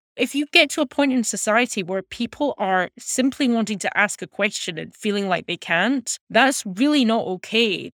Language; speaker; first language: English; native; English